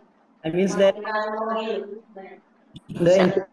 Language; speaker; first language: English; non-native, learner; Indonesian